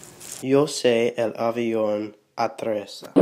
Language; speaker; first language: Spanish; non-native, learner; English